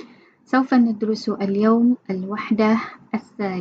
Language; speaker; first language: Arabic; non-native, fluent; Malay